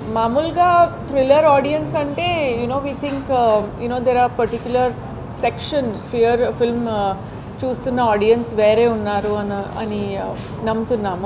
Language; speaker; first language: Telugu; non-native, fluent; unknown